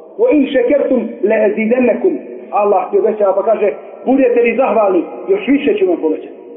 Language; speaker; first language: Bosnian; native; Bosnian